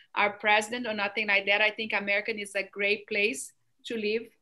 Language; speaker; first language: English; non-native, fluent; Portuguese